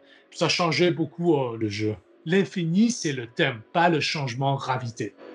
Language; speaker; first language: French; non-native, learner; English